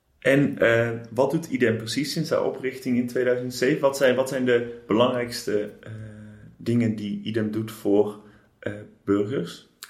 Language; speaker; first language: Dutch; native; Dutch